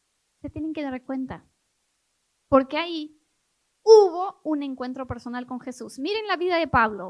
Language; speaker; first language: Spanish; native; Spanish